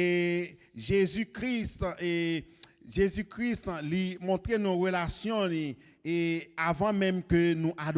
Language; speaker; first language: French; non-native, local second language; Haitian Creole